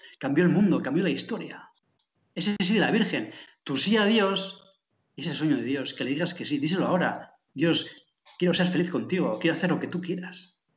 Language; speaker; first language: Spanish; native; Spanish